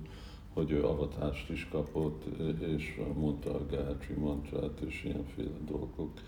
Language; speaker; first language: Hungarian; early bilingual, heritage; Hungarian